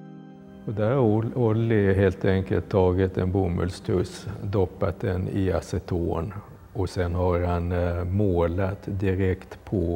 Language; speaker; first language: Swedish; native; Swedish